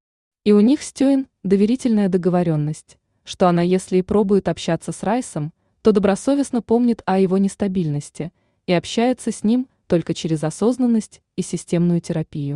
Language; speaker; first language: Russian; native; Russian